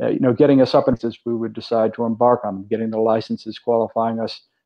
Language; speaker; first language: English; native; English